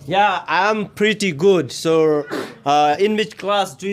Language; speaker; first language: English; non-native, learner; Hindi